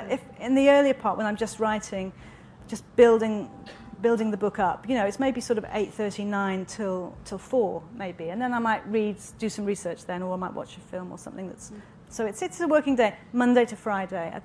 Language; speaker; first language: English; native; English